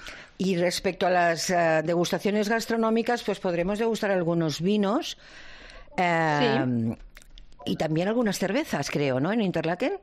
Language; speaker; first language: Spanish; native; Spanish